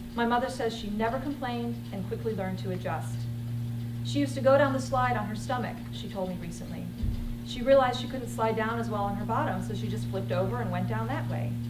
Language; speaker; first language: English; native; English